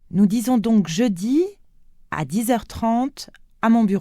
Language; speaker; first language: French; native; French